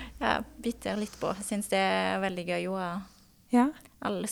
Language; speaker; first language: Norwegian; non-native, fluent; French